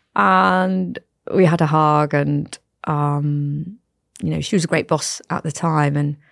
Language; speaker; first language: English; native; English